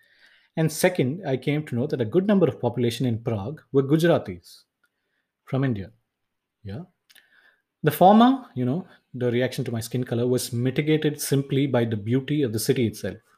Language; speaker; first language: English; non-native, local second language; Tamil